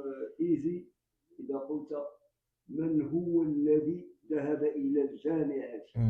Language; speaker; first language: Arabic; non-native, learner; English